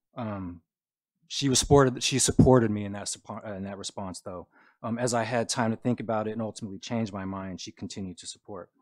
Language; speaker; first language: English; native; English